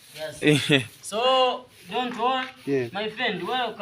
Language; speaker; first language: English; non-native, learner; Swahili